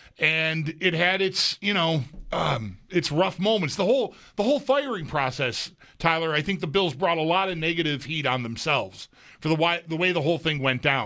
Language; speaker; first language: English; native; English